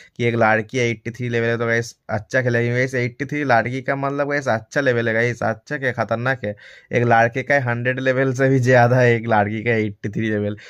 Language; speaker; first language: Hindi; non-native, local second language; Bangla